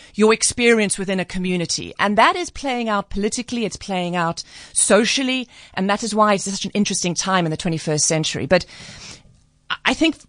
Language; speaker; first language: English; native; English